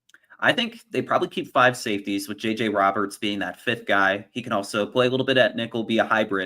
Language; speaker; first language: English; native; English